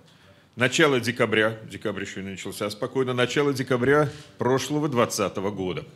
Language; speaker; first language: Russian; native; Russian